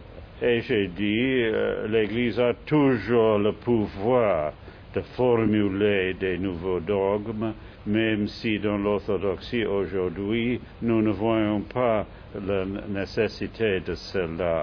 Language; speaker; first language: French; non-native, fluent; English